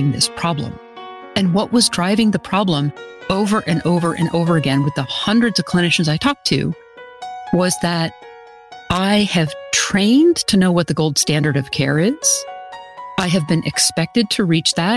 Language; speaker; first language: English; native; English